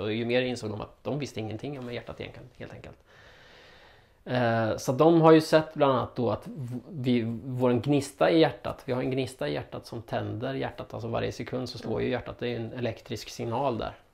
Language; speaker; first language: Swedish; native; Swedish